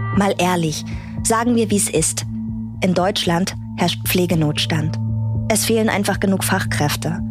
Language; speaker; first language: German; native; German